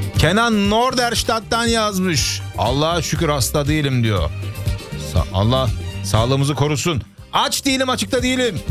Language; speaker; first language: Turkish; early bilingual, heritage; Turkish